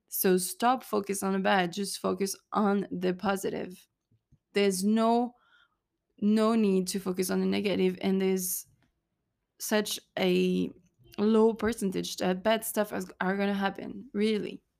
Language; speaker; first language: English; non-native, fluent; French